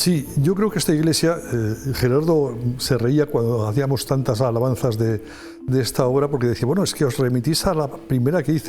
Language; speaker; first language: Spanish; native; Spanish